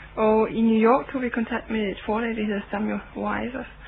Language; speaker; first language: Danish; non-native, fluent; English